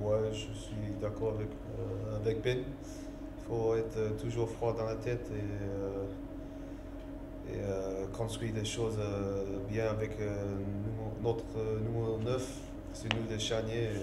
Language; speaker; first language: French; non-native, learner; English